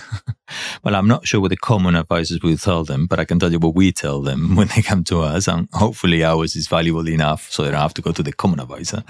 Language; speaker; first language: English; non-native, fluent; Spanish